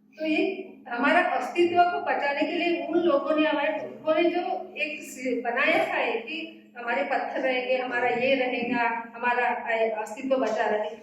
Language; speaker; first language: Hindi; non-native, local second language; Gondi